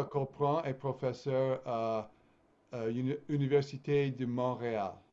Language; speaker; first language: French; non-native, fluent; English